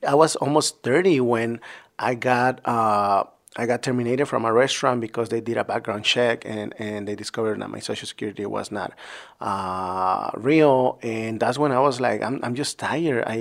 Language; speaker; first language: English; non-native, fluent; Spanish